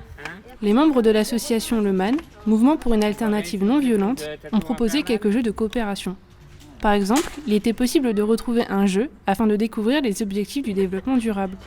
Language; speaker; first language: French; native; French